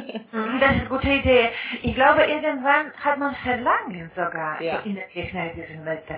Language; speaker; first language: German; non-native, fluent; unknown